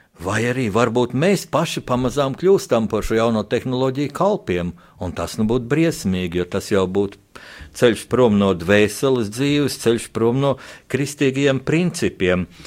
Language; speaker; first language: Latvian; native; Latvian